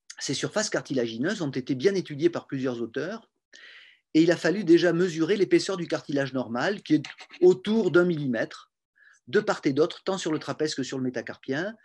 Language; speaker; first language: French; native; French